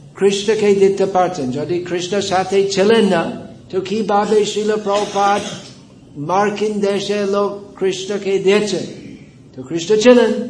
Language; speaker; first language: Bangla; non-native, fluent; English